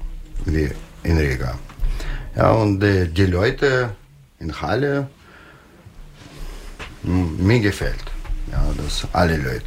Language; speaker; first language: German; non-native, learner; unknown